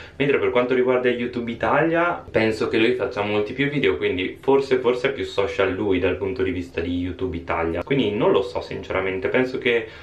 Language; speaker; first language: Italian; native; Italian